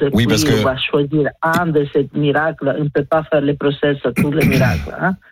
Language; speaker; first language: French; non-native, learner; Italian